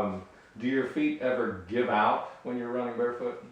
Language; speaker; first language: English; native; English